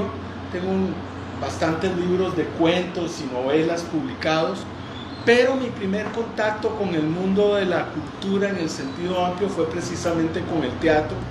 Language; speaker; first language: Spanish; native; Spanish